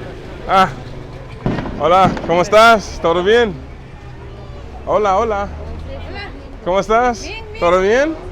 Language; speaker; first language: Spanish; non-native, learner; English